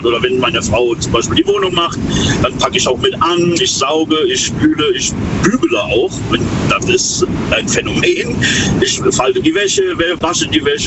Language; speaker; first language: German; native; German